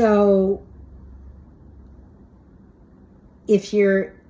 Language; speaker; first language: English; native; English